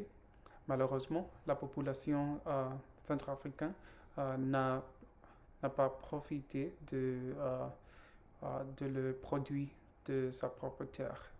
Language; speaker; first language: French; non-native, learner; Spanish